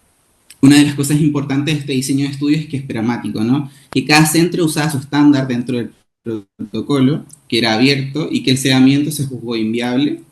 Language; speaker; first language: Spanish; native; Spanish